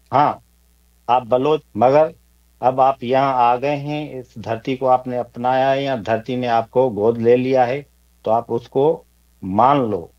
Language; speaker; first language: Urdu; non-native, local second language; Sindhi